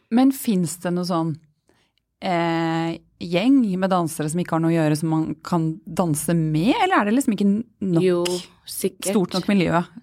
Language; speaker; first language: Norwegian; native; Norwegian